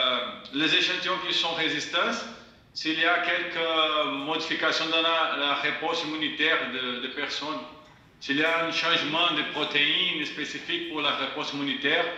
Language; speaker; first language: French; non-native, fluent; Portuguese